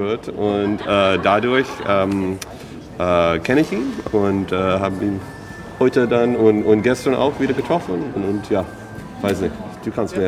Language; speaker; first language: German; non-native, fluent; English